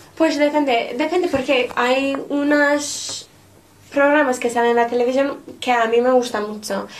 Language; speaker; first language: Spanish; non-native, fluent; English